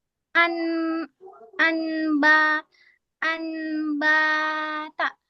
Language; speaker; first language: Korean; non-native, learner; Indonesian